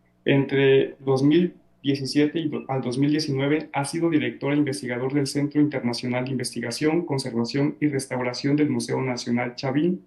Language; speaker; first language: Spanish; native; Spanish